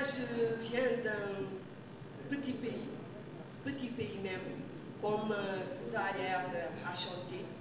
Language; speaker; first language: French; non-native, fluent; Portuguese